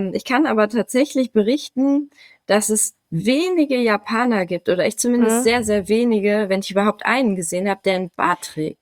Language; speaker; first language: German; native; German